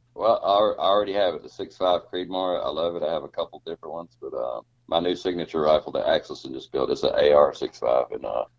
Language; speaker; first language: English; native; English